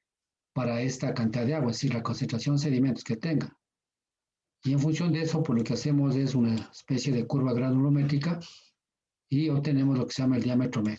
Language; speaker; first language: Spanish; native; Spanish